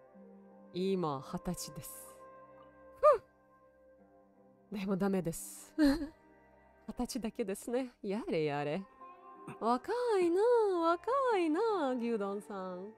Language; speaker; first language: Japanese; non-native, learner; Russian